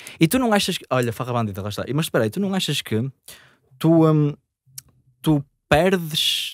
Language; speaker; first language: Portuguese; native; Portuguese